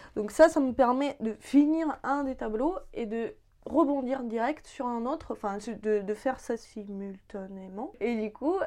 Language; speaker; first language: French; non-native, fluent; Ukrainian